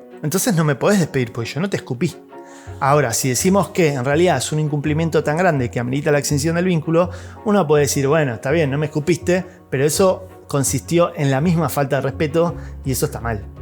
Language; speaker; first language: Spanish; native; Spanish